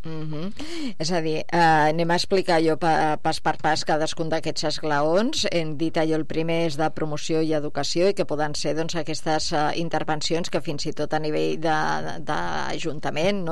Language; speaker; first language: Catalan; native; Catalan